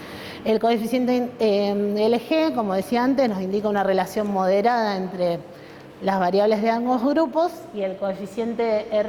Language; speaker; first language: Spanish; native; Spanish